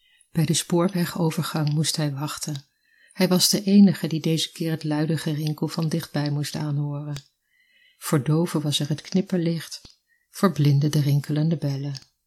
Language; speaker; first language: Dutch; native; Dutch